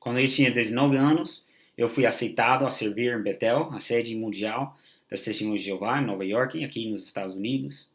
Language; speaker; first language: Portuguese; non-native, fluent; English